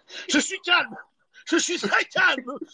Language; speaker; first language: French; native; French